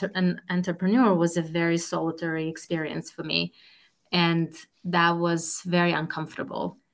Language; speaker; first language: English; non-native, fluent; Russian